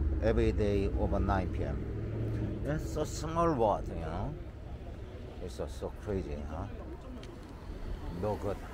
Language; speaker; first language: English; non-native, learner; Korean